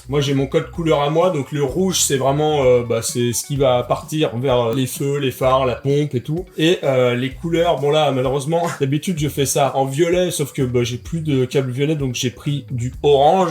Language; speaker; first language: French; native; French